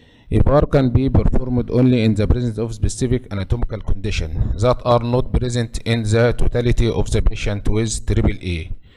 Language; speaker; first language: English; non-native, fluent; Arabic